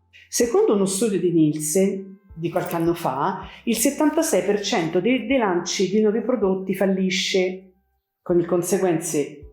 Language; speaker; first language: Italian; native; Italian